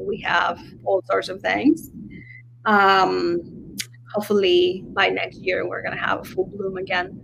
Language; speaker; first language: English; non-native, fluent; Spanish